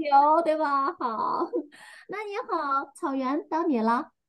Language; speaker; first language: Chinese; non-native, fluent; Vietnamese